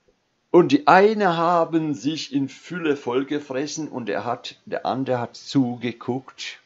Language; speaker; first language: German; non-native, fluent; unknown